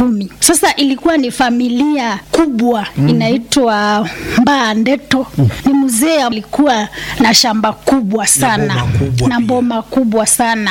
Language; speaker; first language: Swahili; non-native, local second language; Kamba